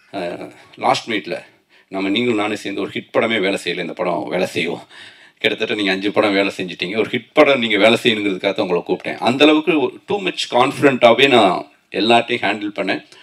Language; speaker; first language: Tamil; native; Tamil